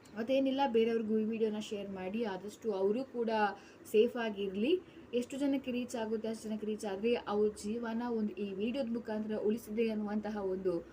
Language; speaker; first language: Kannada; non-native, local second language; Tulu